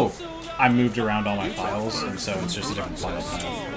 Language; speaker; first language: English; native; English